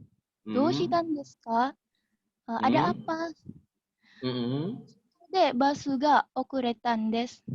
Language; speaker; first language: Japanese; non-native, learner; Indonesian